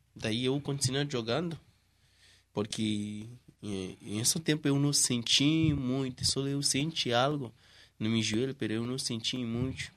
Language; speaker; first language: Portuguese; non-native, learner; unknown